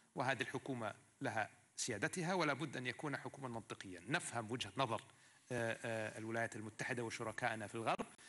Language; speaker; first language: Arabic; native; Arabic